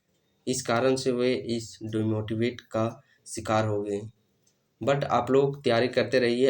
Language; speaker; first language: Hindi; native; Hindi